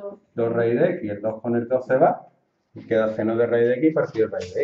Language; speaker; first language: Spanish; native; Spanish